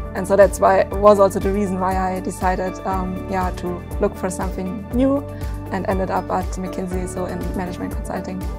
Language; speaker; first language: English; non-native, fluent; German